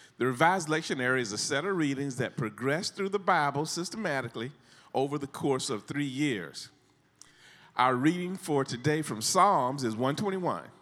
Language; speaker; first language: English; native; English